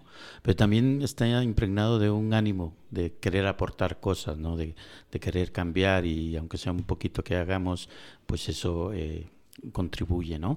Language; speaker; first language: Spanish; native; Spanish